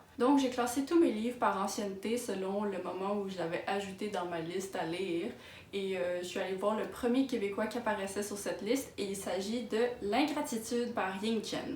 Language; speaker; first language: French; native; French